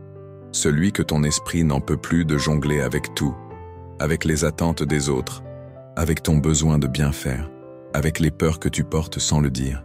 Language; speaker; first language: French; native; French